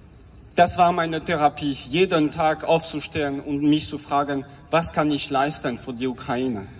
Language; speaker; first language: German; non-native, fluent; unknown